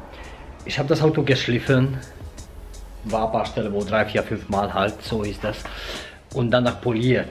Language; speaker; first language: German; non-native, fluent; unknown